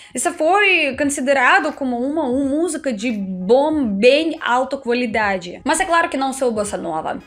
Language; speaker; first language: Portuguese; non-native, fluent; Russian